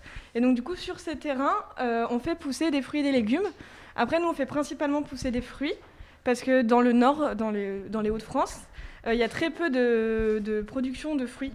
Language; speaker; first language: French; native; French